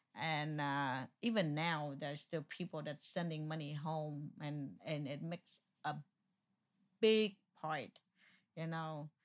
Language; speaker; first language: English; non-native, fluent; Vietnamese